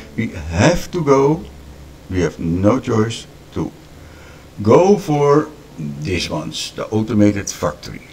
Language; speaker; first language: English; non-native, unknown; Dutch